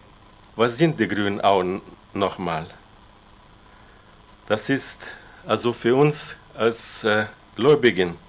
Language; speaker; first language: German; non-native, fluent; Russian